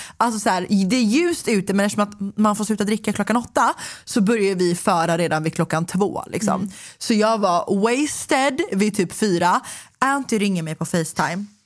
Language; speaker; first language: Swedish; native; Swedish